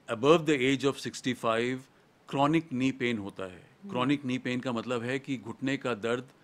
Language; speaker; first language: Hindi; native; Hindi